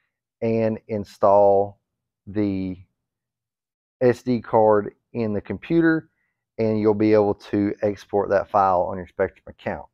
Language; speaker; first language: English; native; English